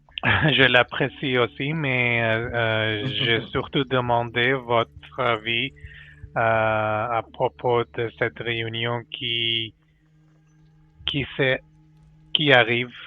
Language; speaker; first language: French; non-native, learner; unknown